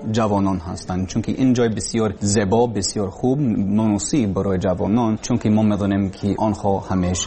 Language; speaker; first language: Persian; non-native, learner; English